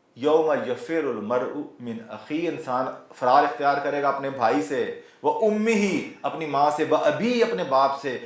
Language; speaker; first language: Urdu; non-native, local second language; Punjabi